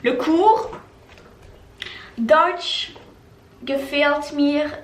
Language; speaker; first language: German; non-native, learner; French